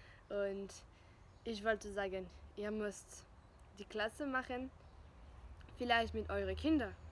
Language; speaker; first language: German; non-native, fluent; French